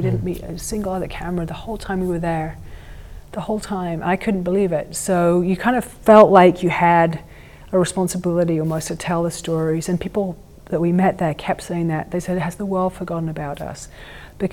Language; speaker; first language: English; native; English